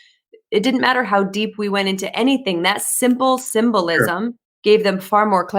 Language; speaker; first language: English; native; English